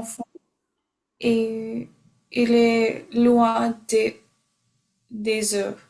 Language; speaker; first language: French; non-native, learner; Hindi